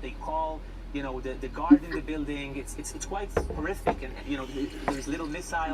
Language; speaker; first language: English; non-native, fluent; Hebrew